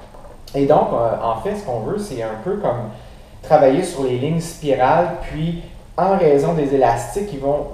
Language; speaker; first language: French; native; French